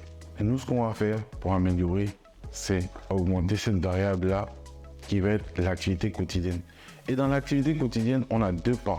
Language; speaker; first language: French; native; French